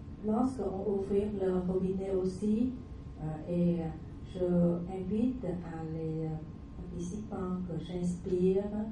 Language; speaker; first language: French; non-native, learner; Vietnamese